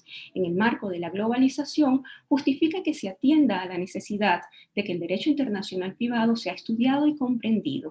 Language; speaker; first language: Spanish; native; Spanish